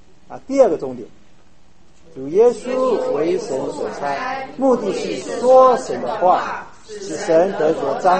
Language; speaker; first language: Chinese; native; Chinese